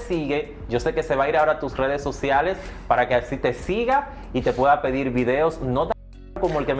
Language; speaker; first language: Spanish; native; Spanish